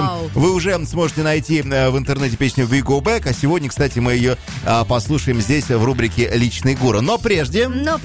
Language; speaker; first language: Russian; native; Russian